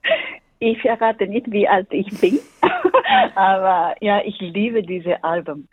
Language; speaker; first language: German; non-native, fluent; Japanese